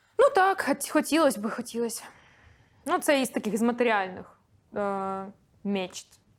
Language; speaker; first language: Ukrainian; non-native, local second language; Russian